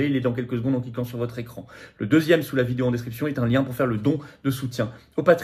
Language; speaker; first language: French; native; French